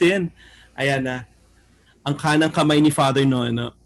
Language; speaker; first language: Filipino; native; Filipino